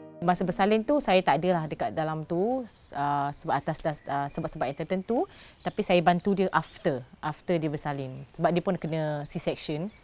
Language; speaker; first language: Malay; native; Malay